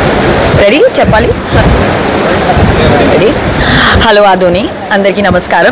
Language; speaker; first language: Telugu; non-native, learner; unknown